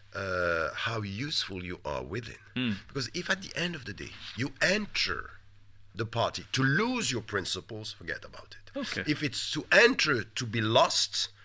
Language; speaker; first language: English; non-native, fluent; French